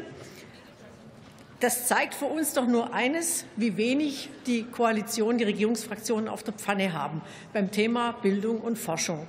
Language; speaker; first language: German; native; German